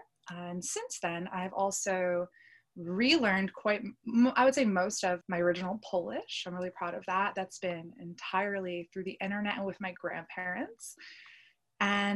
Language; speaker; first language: English; early bilingual, other home language; Polish